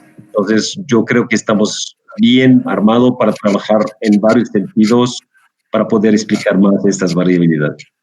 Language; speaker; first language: Spanish; non-native, fluent; Arabic